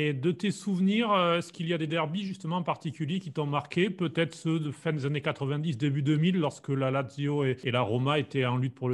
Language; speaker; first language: French; native; French